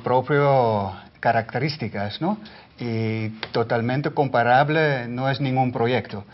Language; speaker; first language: Spanish; non-native, fluent; Dutch